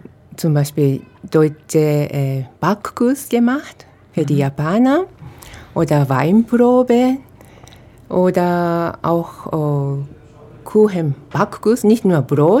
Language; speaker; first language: German; non-native, fluent; Japanese